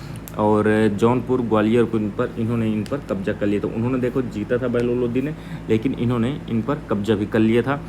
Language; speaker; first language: Hindi; native; Hindi